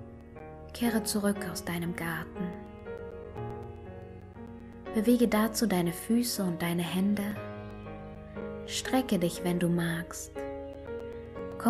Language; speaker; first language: German; native; German